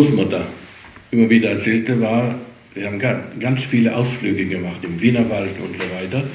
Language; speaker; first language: German; early bilingual, heritage; German